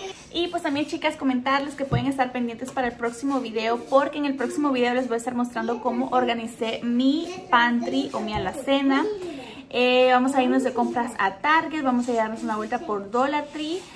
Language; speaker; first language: Spanish; native; Spanish